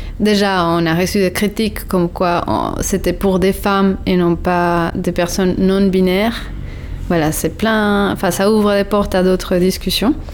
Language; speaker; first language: French; non-native, fluent; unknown